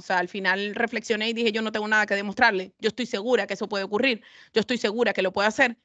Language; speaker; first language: Spanish; native; Spanish